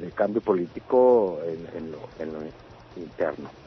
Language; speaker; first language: Spanish; native; Spanish